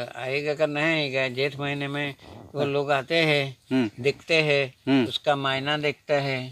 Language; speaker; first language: Hindi; non-native, local second language; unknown